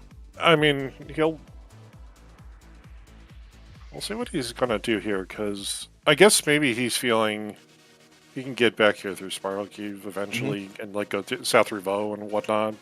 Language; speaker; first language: English; native; English